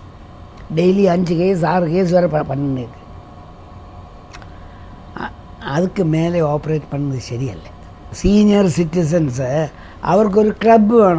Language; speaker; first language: Tamil; non-native, local second language; Malayalam